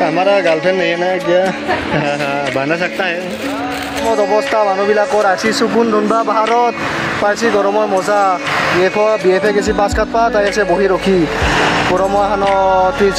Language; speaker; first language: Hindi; non-native, local second language; Assamese